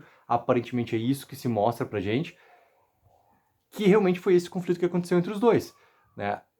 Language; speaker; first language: Portuguese; native; Portuguese